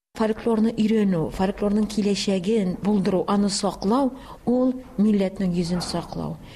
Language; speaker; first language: Tatar; native; Tatar